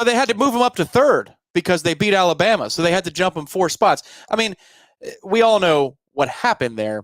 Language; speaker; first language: English; native; English